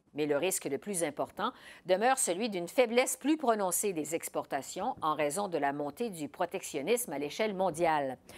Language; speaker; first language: French; native; French